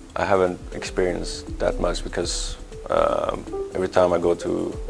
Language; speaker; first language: English; non-native, fluent; Swedish